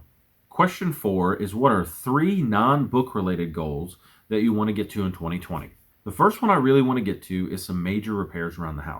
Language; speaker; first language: English; native; English